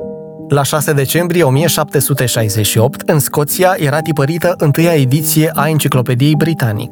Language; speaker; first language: Romanian; native; Romanian